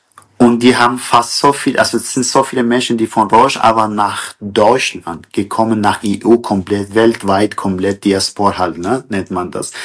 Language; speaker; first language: German; non-native, fluent; Kurdish